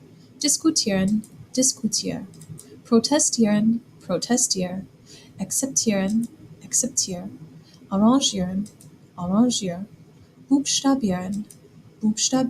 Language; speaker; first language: German; non-native, fluent; English